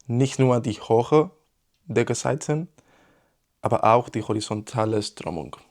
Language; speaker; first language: German; non-native, learner; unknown